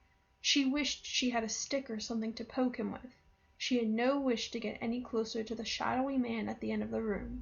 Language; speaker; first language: English; native; English